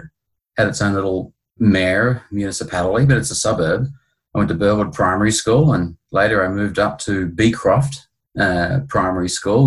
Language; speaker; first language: English; native; English